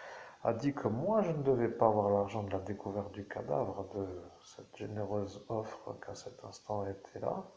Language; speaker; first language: French; native; French